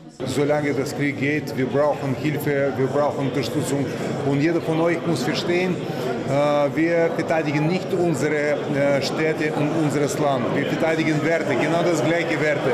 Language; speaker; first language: German; non-native, fluent; Ukrainian